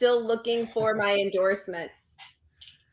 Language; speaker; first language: English; native; English